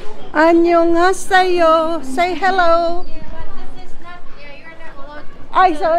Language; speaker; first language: English; non-native, local second language; Filipino